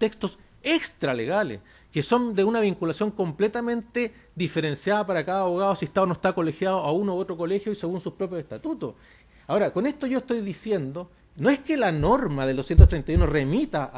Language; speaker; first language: Spanish; native; Spanish